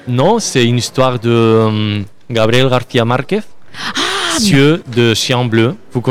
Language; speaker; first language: French; non-native, learner; Spanish